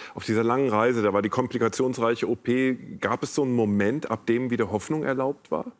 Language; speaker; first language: German; native; German